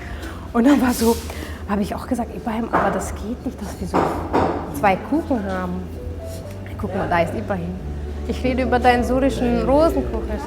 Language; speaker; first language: German; non-native, fluent; Dutch